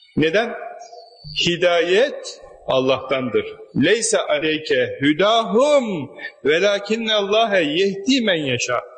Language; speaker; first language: Turkish; native; Turkish